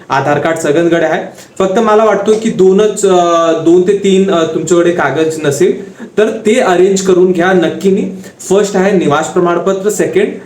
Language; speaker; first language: Marathi; non-native, local second language; Hindi